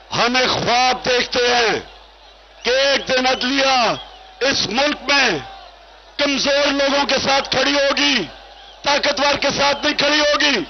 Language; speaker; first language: Urdu; native; Urdu